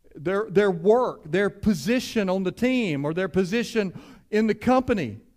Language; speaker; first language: English; native; English